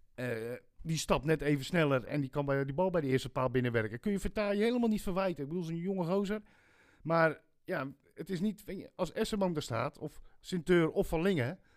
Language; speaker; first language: Dutch; native; Dutch